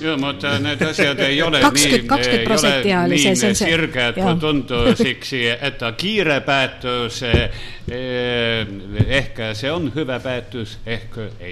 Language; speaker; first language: Finnish; non-native, learner; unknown